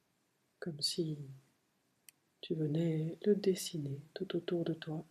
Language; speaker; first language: French; native; French